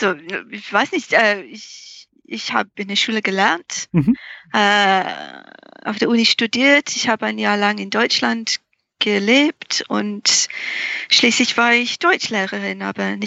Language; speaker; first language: German; non-native, fluent; English